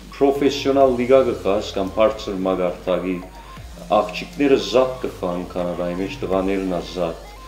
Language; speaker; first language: Armenian; early bilingual, heritage; Armenian